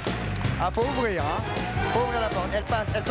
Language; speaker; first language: French; native; French